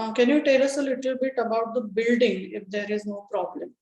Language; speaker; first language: English; non-native, local second language; Marathi